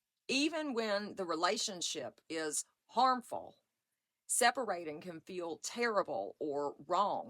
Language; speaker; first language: English; native; English